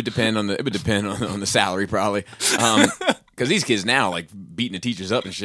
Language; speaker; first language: English; native; English